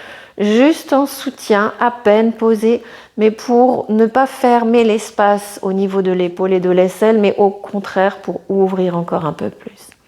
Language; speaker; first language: French; native; French